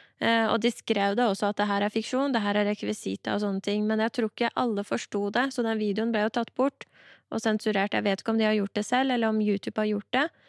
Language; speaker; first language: Norwegian; early bilingual, other home language; Persian